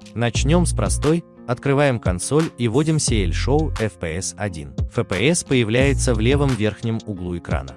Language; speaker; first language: Russian; native; Russian